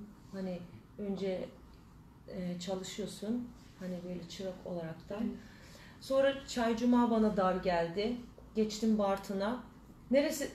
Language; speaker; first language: Turkish; early bilingual, heritage; Turkish